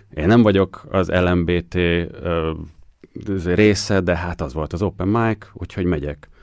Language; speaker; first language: Hungarian; native; Hungarian